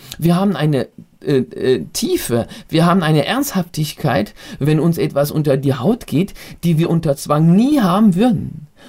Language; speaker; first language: German; non-native, fluent; French